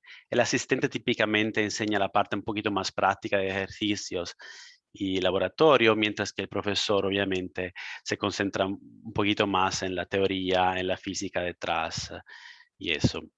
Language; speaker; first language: Spanish; non-native, fluent; Italian